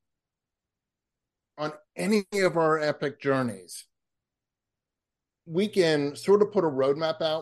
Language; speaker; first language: English; native; English